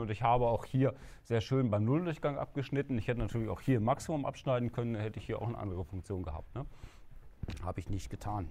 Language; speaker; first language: German; native; German